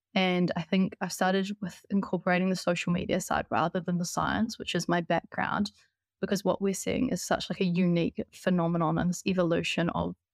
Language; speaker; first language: English; native; English